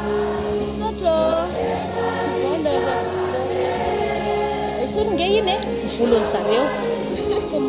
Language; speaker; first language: French; non-native, local second language; Malagasy